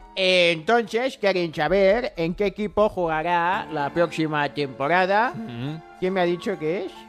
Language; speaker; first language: Spanish; non-native, fluent; English